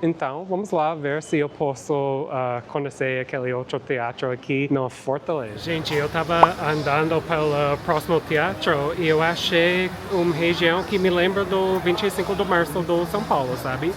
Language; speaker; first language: Portuguese; non-native, fluent; English